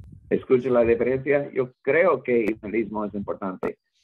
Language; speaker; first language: Spanish; non-native, fluent; English